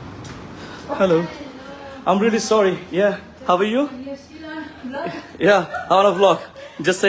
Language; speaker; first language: English; non-native, fluent; Bangla